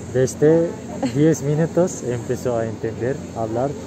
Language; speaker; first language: Spanish; non-native, learner; Turkish